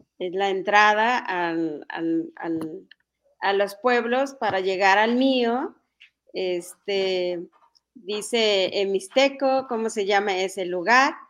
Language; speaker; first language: Spanish; non-native, local second language; Mixtepec Mixtec